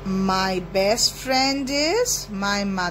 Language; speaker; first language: English; non-native, local second language; Hindi